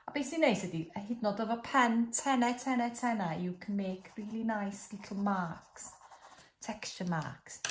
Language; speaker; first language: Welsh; native; Welsh